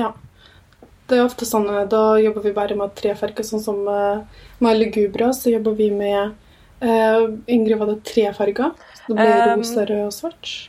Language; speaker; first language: Norwegian; early bilingual, other home language; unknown